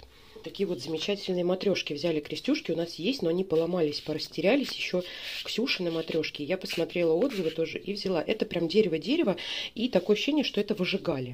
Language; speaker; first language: Russian; native; Russian